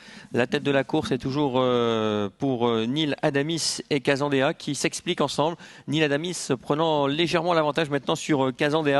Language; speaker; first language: French; native; French